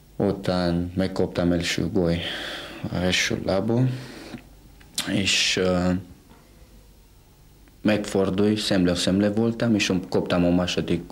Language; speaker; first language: Hungarian; non-native, learner; Romanian